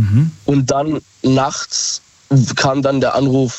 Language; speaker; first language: German; native; German